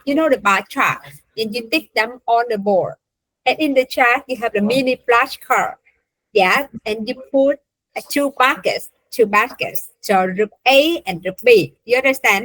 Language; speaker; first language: English; non-native, fluent; Vietnamese